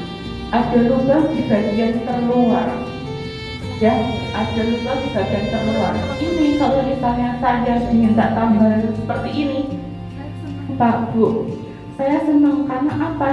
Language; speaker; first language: Indonesian; non-native, local second language; Javanese